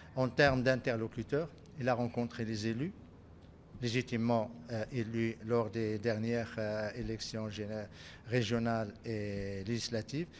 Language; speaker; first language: French; non-native, local second language; Arabic